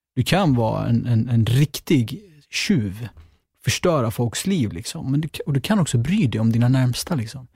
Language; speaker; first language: Swedish; native; Swedish